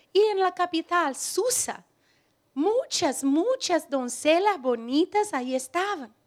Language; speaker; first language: Spanish; non-native, fluent; Portuguese